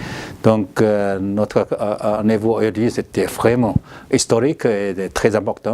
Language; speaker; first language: French; non-native, learner; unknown